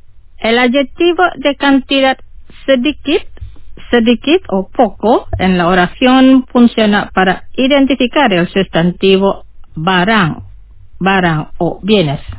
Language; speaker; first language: Spanish; non-native, fluent; Indonesian